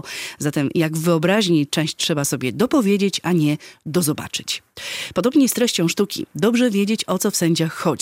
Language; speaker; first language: Polish; native; Polish